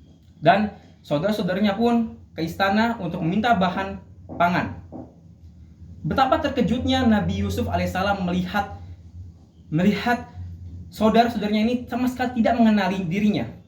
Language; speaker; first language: Indonesian; native; Indonesian